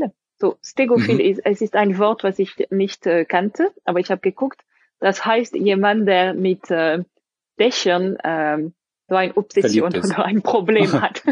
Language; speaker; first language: German; non-native, fluent; French